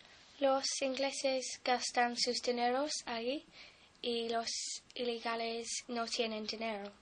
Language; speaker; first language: Spanish; non-native, learner; English